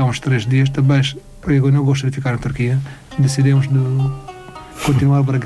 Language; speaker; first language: Portuguese; non-native, learner; Arabic